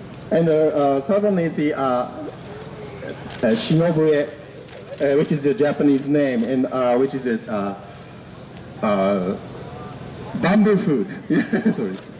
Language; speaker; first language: English; non-native, learner; Japanese